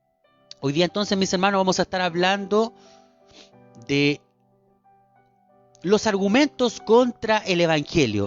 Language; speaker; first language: Spanish; native; Spanish